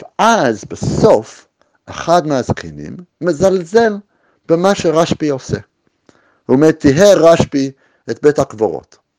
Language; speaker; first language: Hebrew; native; Hebrew